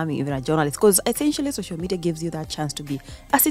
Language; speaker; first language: English; non-native, local second language; Gusii